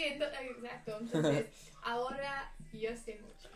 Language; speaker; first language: Spanish; non-native, learner; English